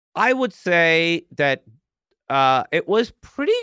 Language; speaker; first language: English; non-native, local second language; Urdu